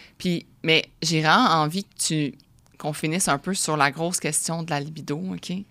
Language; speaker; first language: French; native; French